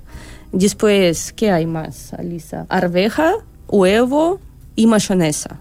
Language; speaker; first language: Spanish; non-native, learner; Russian